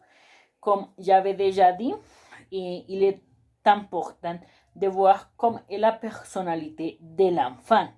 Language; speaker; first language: French; non-native, learner; Spanish